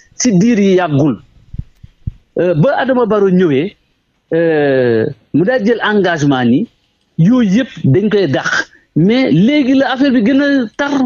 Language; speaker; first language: Wolof; non-native, local second language; Jola-Fonyi